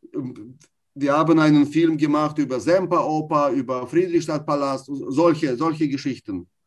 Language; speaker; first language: German; non-native, fluent; Russian